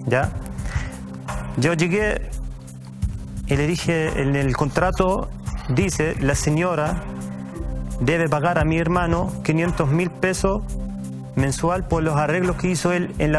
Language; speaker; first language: Spanish; native; Spanish